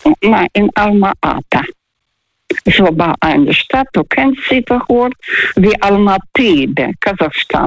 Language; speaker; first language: German; non-native, fluent; Russian